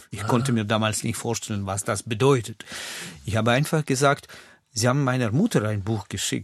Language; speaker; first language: German; non-native, fluent; Russian